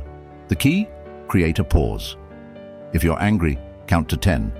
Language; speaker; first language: English; native; English